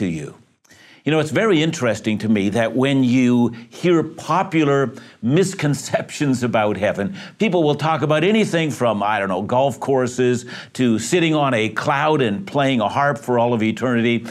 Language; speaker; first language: English; native; English